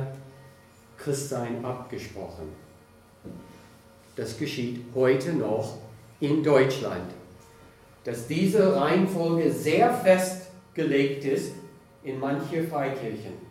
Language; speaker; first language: German; non-native, fluent; English